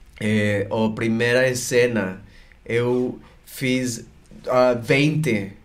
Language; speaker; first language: Portuguese; non-native, learner; Spanish